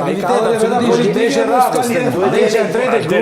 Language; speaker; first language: Albanian; native; Albanian